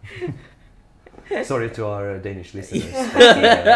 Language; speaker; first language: English; non-native, fluent; Swedish